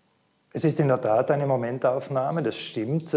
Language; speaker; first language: German; native; German